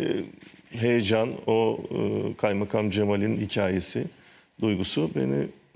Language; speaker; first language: Turkish; native; Turkish